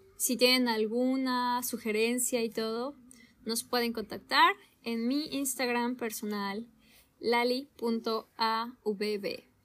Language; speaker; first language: Spanish; native; Spanish